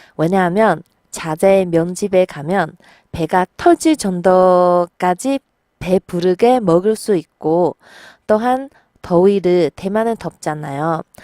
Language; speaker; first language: Korean; non-native, fluent; Chinese